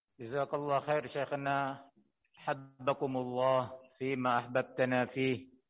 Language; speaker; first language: Arabic; non-native, fluent; Indonesian